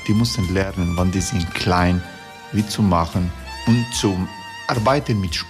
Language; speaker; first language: German; non-native, learner; Croatian